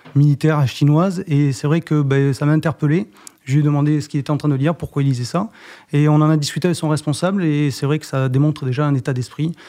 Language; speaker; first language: French; native; French